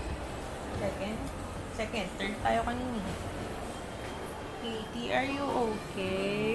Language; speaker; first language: Filipino; native; Filipino